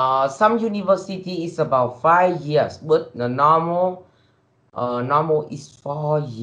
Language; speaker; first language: English; non-native, learner; Vietnamese